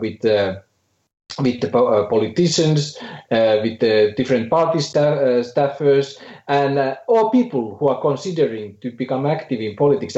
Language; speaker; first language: English; non-native, fluent; Finnish